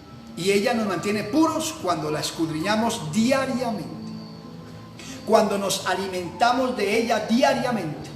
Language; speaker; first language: Spanish; native; Spanish